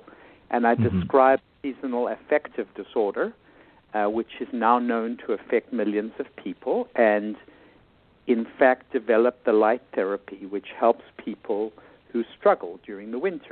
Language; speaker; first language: English; native; English